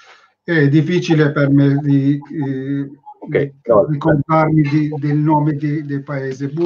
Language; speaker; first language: Italian; non-native, learner; Turkish